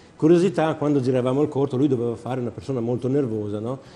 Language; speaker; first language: Italian; native; Italian